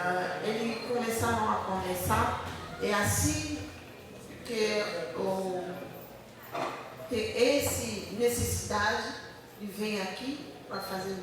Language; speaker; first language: Portuguese; non-native, learner; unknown